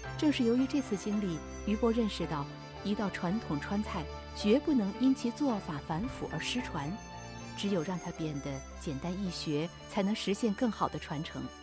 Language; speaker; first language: Chinese; native; Chinese